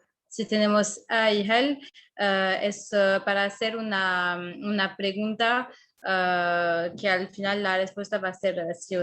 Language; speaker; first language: Spanish; non-native, fluent; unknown